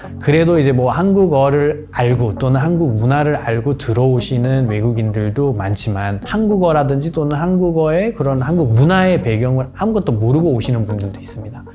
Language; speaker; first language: Korean; non-native, fluent; Nepali